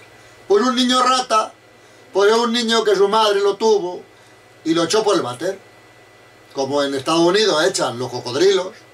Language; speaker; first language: Spanish; native; Spanish